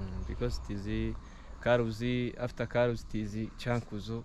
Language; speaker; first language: English; non-native, learner; Rundi